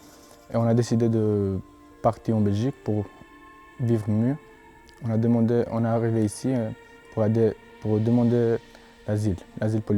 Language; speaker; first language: French; non-native, learner; Albanian